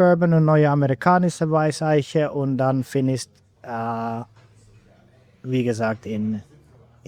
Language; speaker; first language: German; non-native, fluent; Finnish